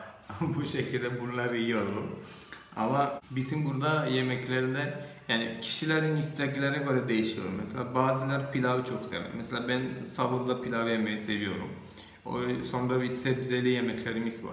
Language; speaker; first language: Turkish; non-native, fluent; Malayalam